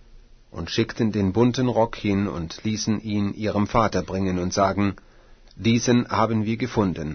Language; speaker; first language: German; native; German